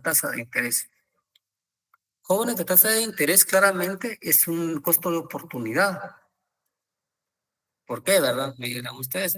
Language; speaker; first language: Spanish; native; Spanish